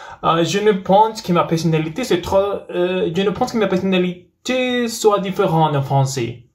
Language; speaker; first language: French; non-native, learner; Spanish